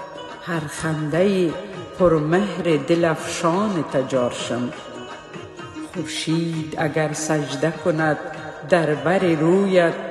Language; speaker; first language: Persian; native; Persian